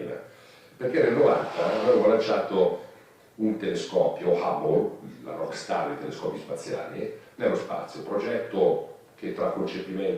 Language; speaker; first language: Italian; native; Italian